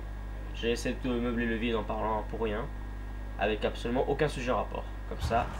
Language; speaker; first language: French; native; French